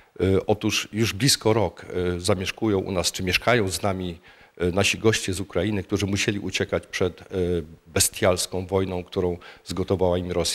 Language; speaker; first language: Polish; native; Polish